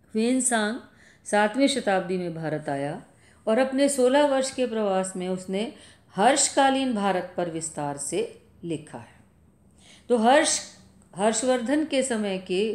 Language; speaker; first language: Hindi; native; Hindi